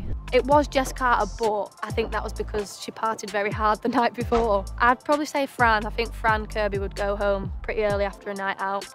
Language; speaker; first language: English; native; English